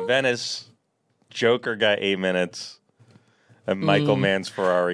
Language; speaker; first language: English; native; English